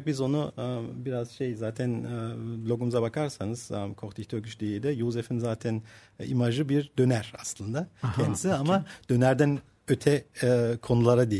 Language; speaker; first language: Turkish; early bilingual, heritage; Turkish